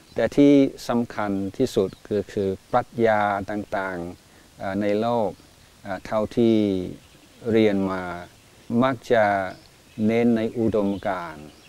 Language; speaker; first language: Thai; non-native, fluent; English